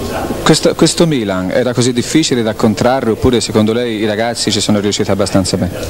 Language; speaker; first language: Italian; native; Italian